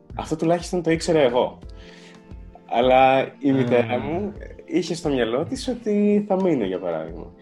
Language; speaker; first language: Greek; early bilingual, other home language; Ukrainian